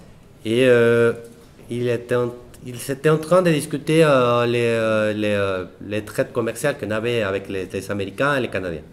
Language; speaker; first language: French; non-native, fluent; Spanish